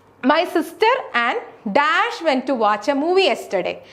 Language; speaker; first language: English; non-native, local second language; Malayalam